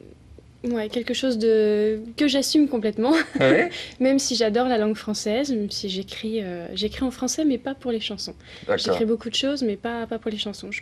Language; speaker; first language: French; native; French